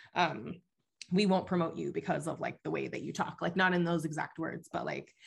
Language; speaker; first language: English; early bilingual, other home language; Spanish